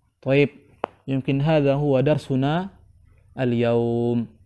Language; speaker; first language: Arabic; non-native, fluent; Indonesian